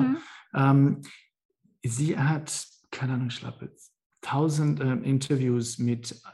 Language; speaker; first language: German; non-native, learner; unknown